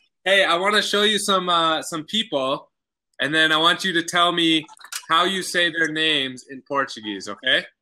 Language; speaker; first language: English; native; English